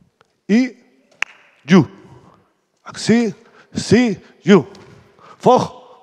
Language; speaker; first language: French; non-native, fluent; Spanish